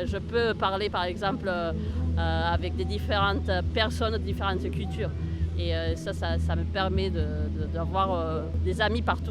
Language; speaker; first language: French; early bilingual, heritage; Spanish